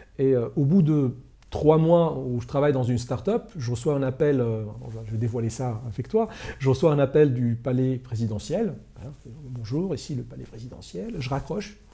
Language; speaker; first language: French; non-native, local second language; Arabic